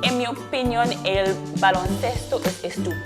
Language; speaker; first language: Spanish; non-native, fluent; English